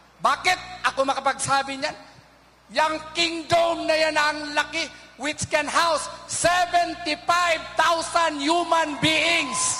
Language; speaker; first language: Filipino; non-native, local second language; Cebuano